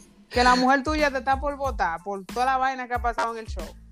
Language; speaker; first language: Spanish; early bilingual, heritage; Spanish